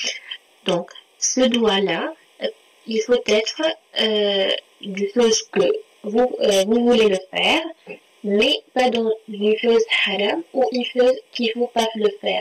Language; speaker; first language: French; non-native, local second language; Arabic